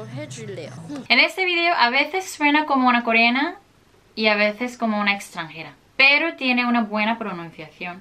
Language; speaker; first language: Spanish; non-native, fluent; Korean